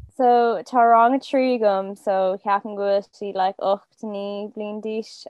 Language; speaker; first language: Irish; non-native, local second language; English